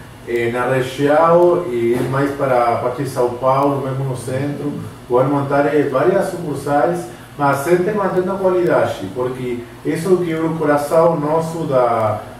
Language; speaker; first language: Portuguese; non-native, fluent; Spanish